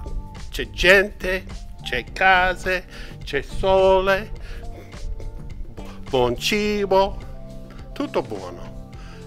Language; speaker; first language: Italian; non-native, learner; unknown